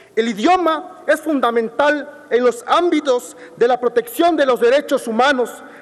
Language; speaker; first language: Spanish; non-native, local second language; Zapotec